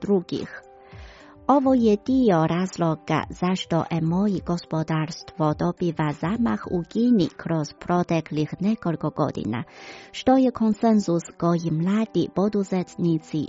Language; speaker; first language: Croatian; non-native, fluent; Chinese